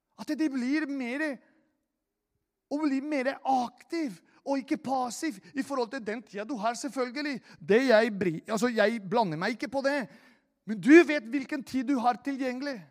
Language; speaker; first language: Norwegian; non-native, fluent; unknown